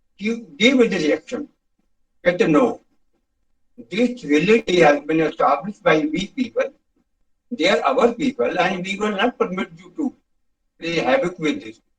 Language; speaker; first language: English; non-native, local second language; Punjabi